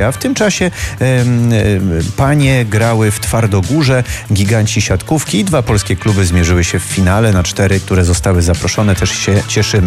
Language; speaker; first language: Polish; native; Polish